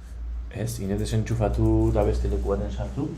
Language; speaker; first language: Basque; native; Basque